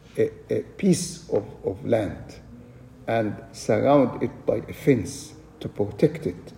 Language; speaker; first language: English; non-native, fluent; Arabic